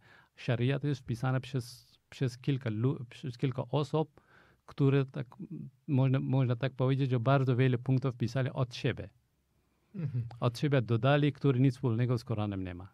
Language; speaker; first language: Polish; non-native, fluent; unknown